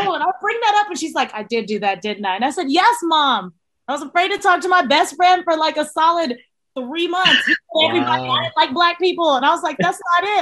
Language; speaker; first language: English; native; English